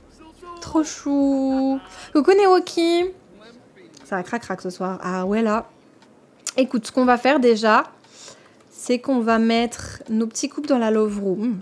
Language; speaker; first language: French; native; French